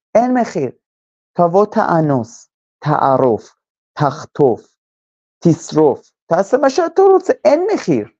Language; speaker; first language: Hebrew; non-native, fluent; Persian